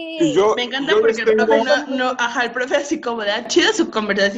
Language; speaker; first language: Spanish; native; Spanish